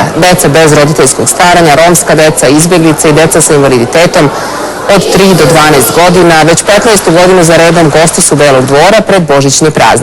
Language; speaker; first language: Serbian; native; Serbian